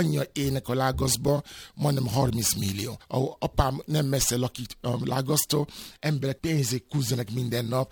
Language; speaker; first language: Hungarian; non-native, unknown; Yoruba